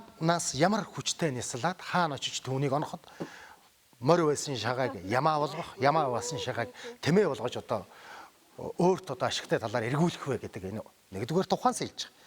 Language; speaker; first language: Mongolian; native; Mongolian